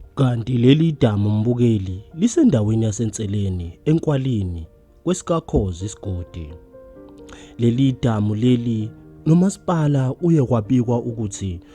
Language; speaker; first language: Zulu; native; Zulu